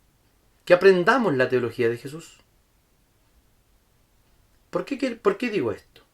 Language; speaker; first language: Spanish; native; Spanish